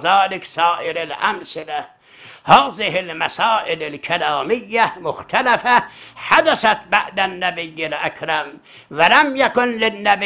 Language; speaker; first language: Arabic; non-native, fluent; Azerbaijani